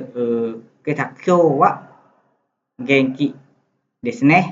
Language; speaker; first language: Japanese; non-native, fluent; Khmer